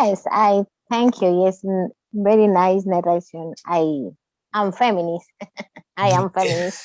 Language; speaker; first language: English; non-native, learner; Spanish